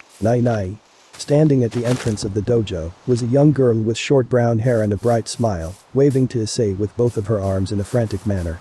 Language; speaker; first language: English; native; English